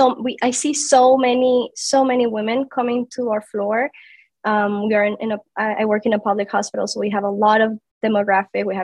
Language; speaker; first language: English; non-native, fluent; Spanish